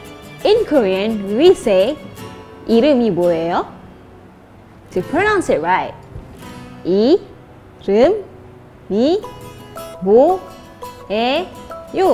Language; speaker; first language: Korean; non-native, learner; Malay